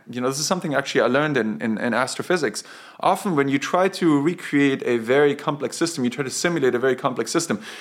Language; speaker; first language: English; non-native, fluent; German